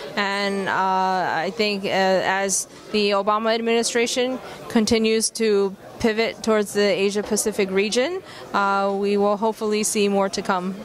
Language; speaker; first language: English; early bilingual, other home language; Chinese